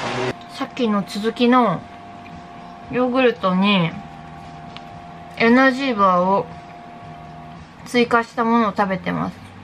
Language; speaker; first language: Japanese; native; Japanese